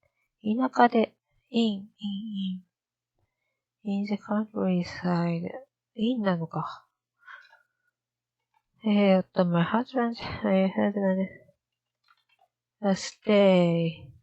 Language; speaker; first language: English; non-native, learner; Japanese